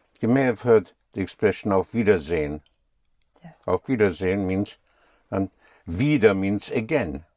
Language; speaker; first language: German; non-native, fluent; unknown